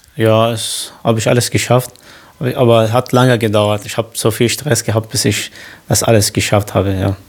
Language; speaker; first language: German; non-native, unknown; Arabic